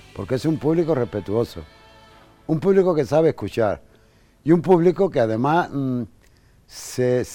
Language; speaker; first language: Spanish; native; Spanish